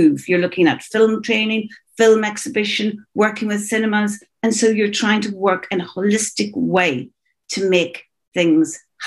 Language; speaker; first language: English; native; English